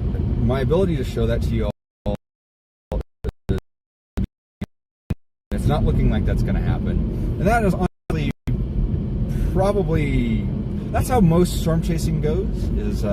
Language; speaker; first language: English; native; English